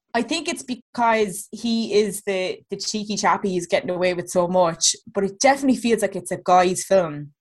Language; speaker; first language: English; native; English